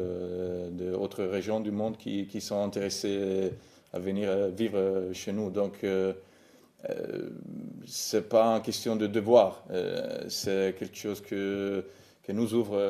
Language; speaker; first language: French; non-native, fluent; Italian